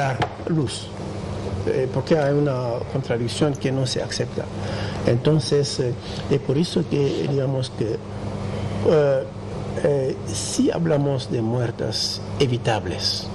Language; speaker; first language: Spanish; non-native, fluent; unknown